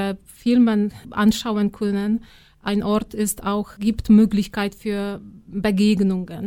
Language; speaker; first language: German; non-native, fluent; Polish